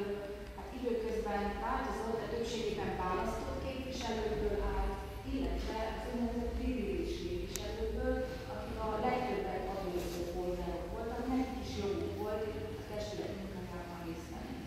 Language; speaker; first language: Hungarian; native; Hungarian